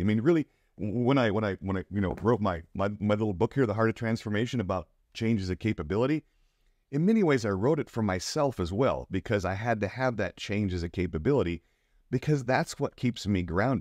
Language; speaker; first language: English; native; English